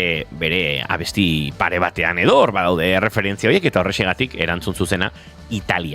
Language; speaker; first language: Basque; native; Basque